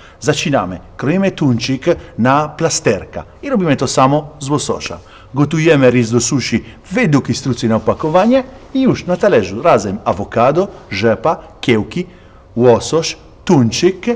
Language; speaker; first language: Polish; non-native, learner; Italian